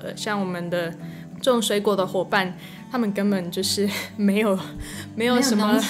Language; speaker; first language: Chinese; non-native, fluent; English